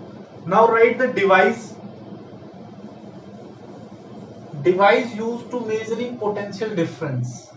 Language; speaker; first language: English; non-native, local second language; Hindi